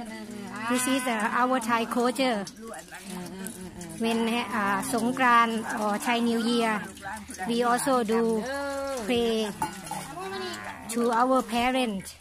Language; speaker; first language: English; non-native, learner; Thai